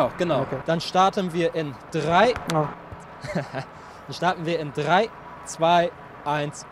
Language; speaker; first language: German; native; German